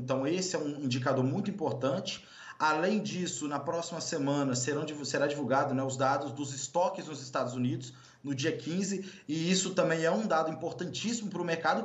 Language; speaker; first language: Portuguese; native; Portuguese